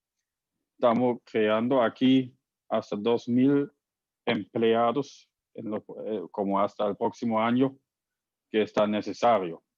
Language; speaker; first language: Spanish; non-native, fluent; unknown